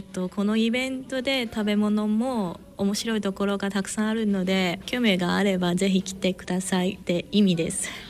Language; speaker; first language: Japanese; non-native, fluent; Cantonese